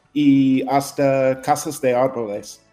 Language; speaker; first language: Spanish; non-native, fluent; English